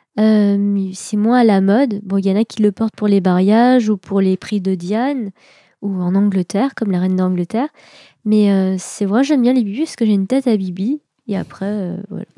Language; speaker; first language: French; native; French